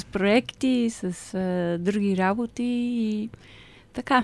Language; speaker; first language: Bulgarian; early bilingual, heritage; Bulgarian